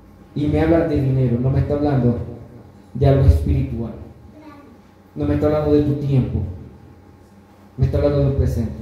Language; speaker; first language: Spanish; native; Spanish